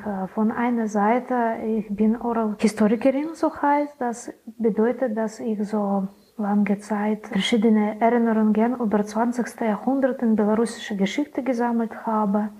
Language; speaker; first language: German; non-native, learner; Belarusian